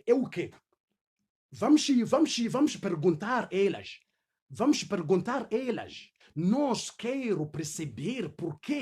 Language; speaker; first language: Portuguese; non-native, learner; Swahili